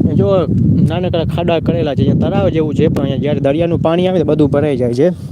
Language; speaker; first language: Gujarati; native; Gujarati